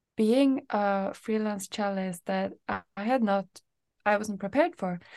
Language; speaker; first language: English; non-native, fluent; Norwegian